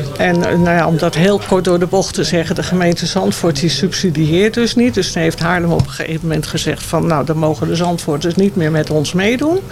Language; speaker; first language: Dutch; native; Dutch